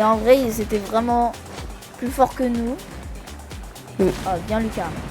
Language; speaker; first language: French; native; French